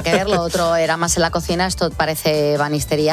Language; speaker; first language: Spanish; native; Spanish